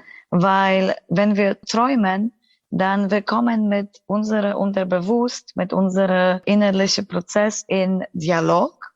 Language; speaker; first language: German; non-native, fluent; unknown